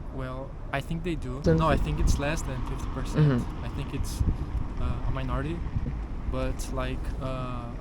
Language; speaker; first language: English; non-native, fluent; Portuguese